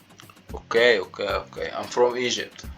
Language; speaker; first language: English; non-native, learner; Arabic